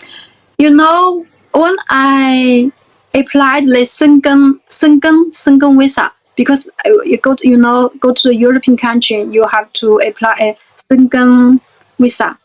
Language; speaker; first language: English; non-native, fluent; Chinese